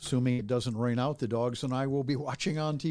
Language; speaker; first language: English; native; English